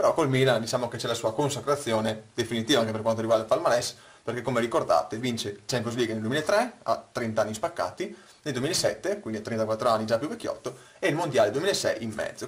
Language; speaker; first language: Italian; native; Italian